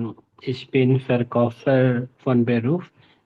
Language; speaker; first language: German; non-native, learner; Hindi